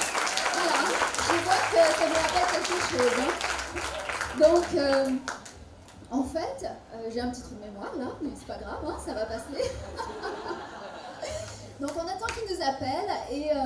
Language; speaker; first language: French; native; French